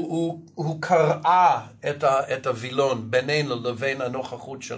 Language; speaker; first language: Hebrew; non-native, fluent; English